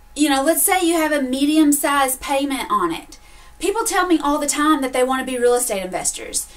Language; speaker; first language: English; native; English